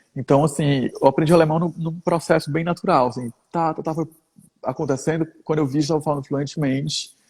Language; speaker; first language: Portuguese; native; Portuguese